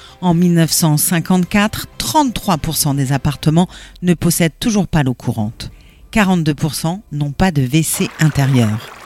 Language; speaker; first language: French; native; French